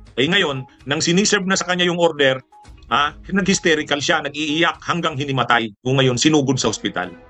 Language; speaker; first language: Filipino; native; Filipino